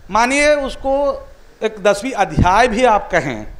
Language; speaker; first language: Hindi; non-native, local second language; Telugu